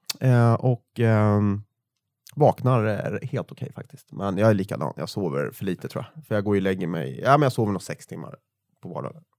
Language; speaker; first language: Swedish; native; Swedish